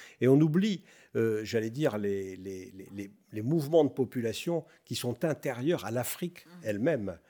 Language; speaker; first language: French; native; French